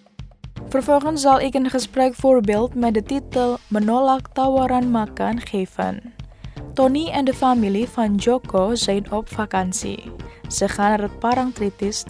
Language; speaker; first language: Dutch; non-native, fluent; Indonesian